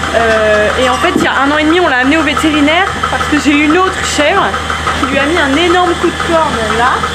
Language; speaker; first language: French; native; French